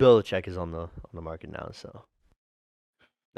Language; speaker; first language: English; native; English